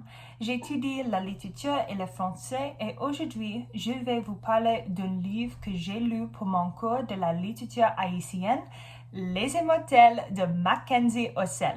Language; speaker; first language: French; non-native, learner; English